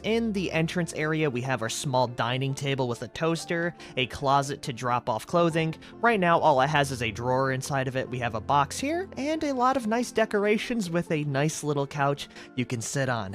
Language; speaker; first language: English; native; English